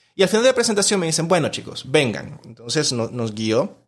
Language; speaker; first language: Spanish; native; Spanish